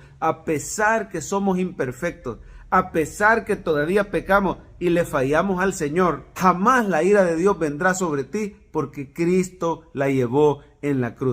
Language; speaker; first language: Spanish; native; Spanish